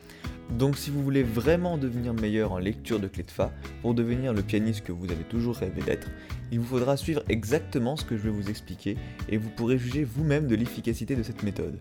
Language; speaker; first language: French; native; French